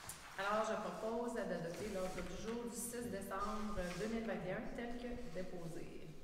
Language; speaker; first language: French; native; French